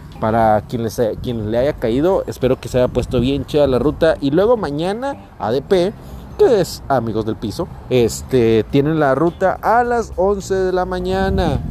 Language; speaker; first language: Spanish; native; Spanish